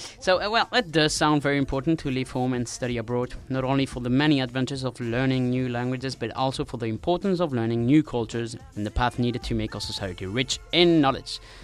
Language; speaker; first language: English; non-native, fluent; Spanish